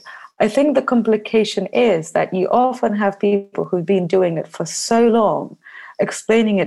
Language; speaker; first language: English; early bilingual, other home language; Russian